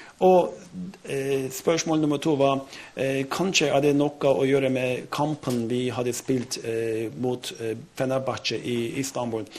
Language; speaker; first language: Norwegian; non-native, fluent; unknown